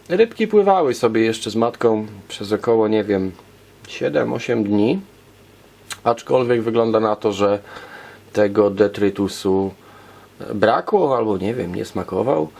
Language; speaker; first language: Polish; native; Polish